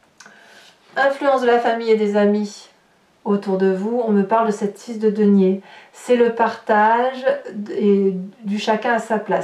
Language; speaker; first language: French; native; French